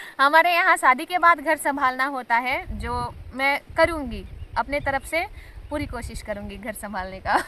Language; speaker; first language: Hindi; non-native, local second language; Sadri